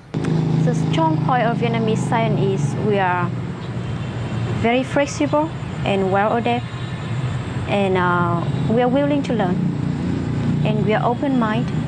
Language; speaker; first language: English; non-native, fluent; Vietnamese